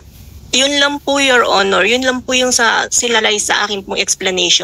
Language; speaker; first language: Filipino; native; Filipino